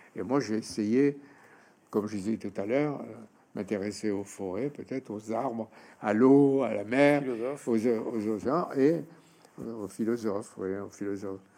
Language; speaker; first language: French; native; French